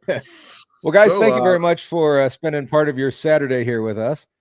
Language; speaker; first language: English; native; English